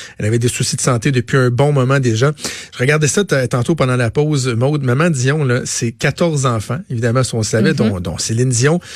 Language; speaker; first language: French; native; French